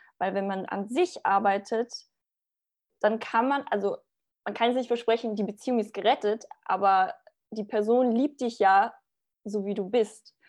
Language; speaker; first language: German; early bilingual, other home language; Bosnian